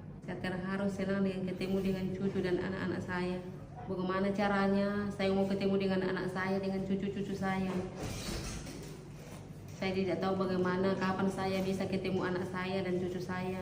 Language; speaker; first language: Indonesian; non-native, local second language; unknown